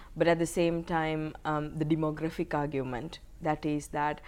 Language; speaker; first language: English; non-native, local second language; Sinhala